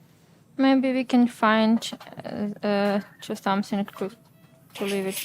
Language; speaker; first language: English; non-native, learner; Ukrainian